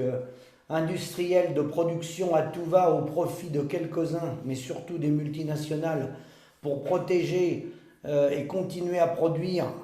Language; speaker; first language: French; native; French